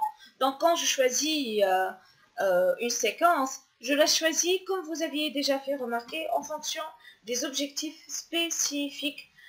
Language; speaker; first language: French; non-native, local second language; Arabic